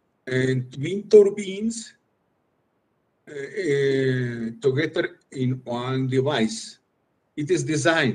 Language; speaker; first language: English; non-native, learner; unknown